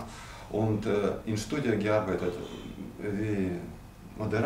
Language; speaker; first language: German; non-native, learner; Russian